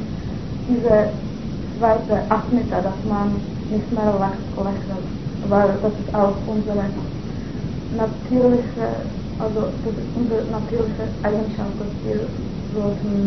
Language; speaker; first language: German; non-native, fluent; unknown